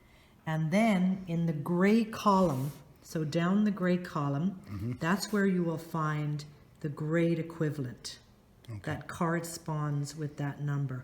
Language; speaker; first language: English; native; English